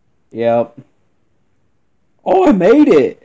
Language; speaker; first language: English; native; English